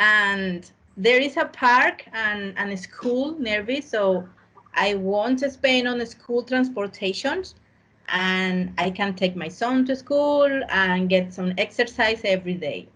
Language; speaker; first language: English; non-native, learner; Spanish